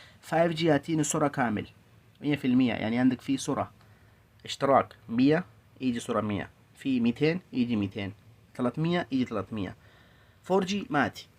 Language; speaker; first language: Arabic; non-native, learner; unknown